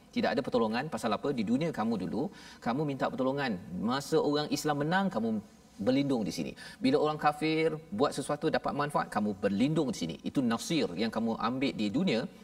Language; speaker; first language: Malay; native; Malay